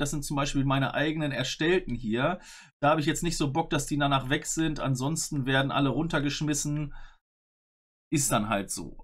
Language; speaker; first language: German; native; German